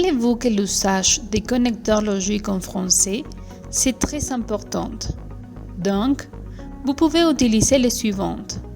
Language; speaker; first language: French; non-native, fluent; Spanish